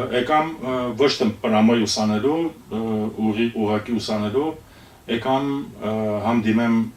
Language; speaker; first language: Armenian; early bilingual, heritage; Armenian